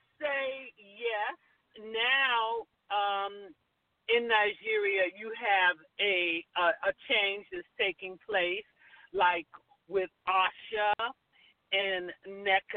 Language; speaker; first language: English; native; English